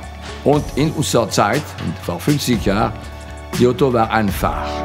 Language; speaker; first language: German; non-native, fluent; French